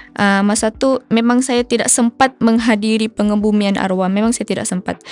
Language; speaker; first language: Malay; native; Malay